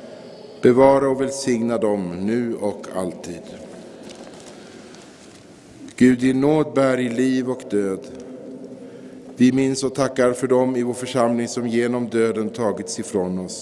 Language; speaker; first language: Swedish; native; Swedish